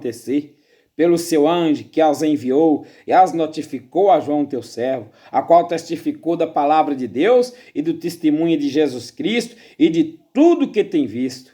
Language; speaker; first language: Portuguese; native; Portuguese